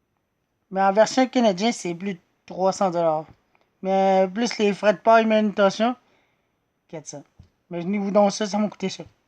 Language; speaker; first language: French; native; French